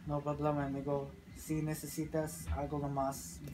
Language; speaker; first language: Spanish; non-native, learner; English